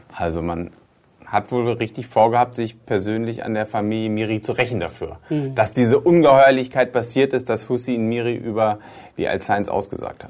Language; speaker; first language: German; native; German